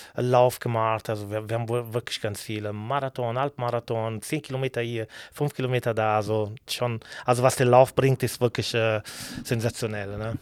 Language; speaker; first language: German; non-native, learner; Italian